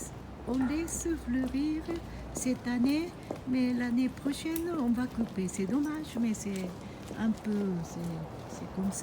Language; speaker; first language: French; non-native, fluent; Japanese